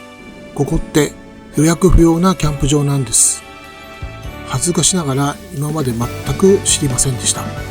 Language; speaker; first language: Japanese; native; Japanese